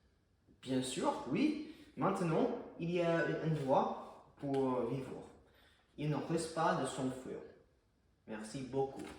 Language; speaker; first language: French; non-native, learner; English